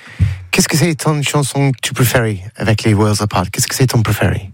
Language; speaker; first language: French; non-native, learner; English